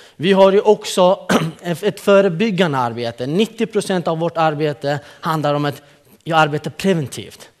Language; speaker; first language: Swedish; early bilingual, other home language; Central Kurdish